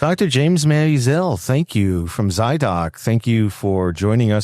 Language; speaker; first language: English; native; English